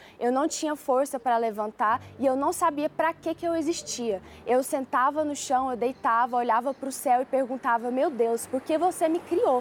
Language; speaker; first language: Portuguese; early bilingual, other home language; Chinese